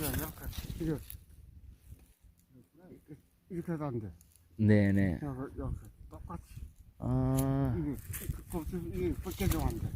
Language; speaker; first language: Korean; non-native, learner; Thai